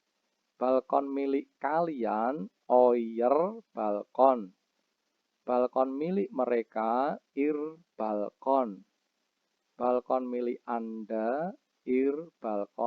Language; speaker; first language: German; non-native, fluent; Indonesian